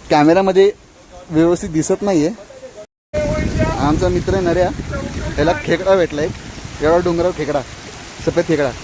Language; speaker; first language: Marathi; non-native, local second language; Hindi